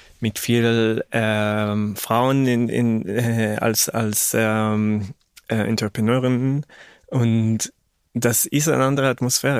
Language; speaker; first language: German; non-native, fluent; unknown